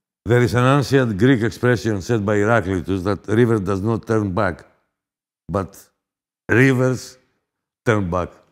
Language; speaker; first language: English; non-native, fluent; Greek